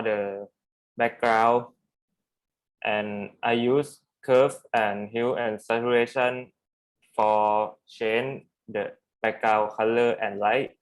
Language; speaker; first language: English; non-native, learner; Thai